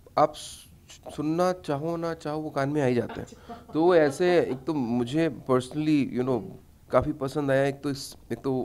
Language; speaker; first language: Hindi; native; Hindi